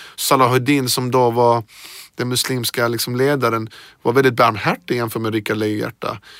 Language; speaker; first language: Swedish; early bilingual, other home language; Persian